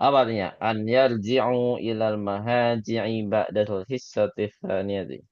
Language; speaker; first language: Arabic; non-native, fluent; Indonesian